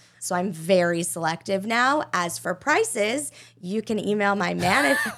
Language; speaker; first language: English; native; English